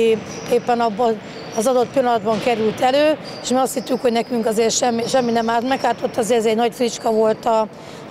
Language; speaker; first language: Hungarian; native; Hungarian